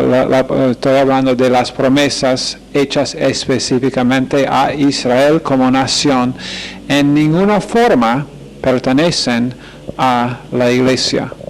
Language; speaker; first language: Spanish; non-native, fluent; English